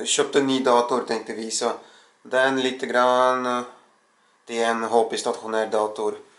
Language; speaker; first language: Swedish; non-native, learner; Russian